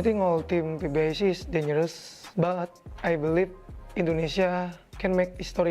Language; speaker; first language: English; non-native, learner; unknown